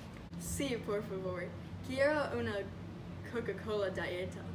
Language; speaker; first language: Spanish; non-native, learner; English